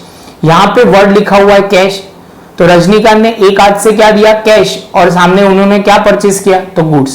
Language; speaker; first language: Hindi; non-native, local second language; Gujarati